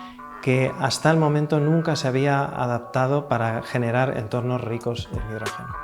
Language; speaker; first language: Spanish; native; Spanish